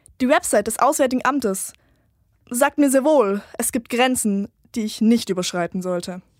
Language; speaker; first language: German; native; German